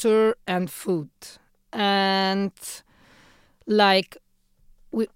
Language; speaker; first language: English; non-native, fluent; Italian